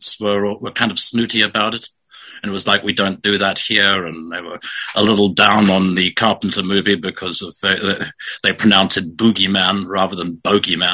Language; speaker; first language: English; native; English